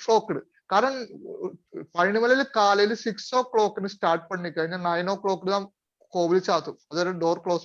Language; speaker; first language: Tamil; non-native, learner; Malayalam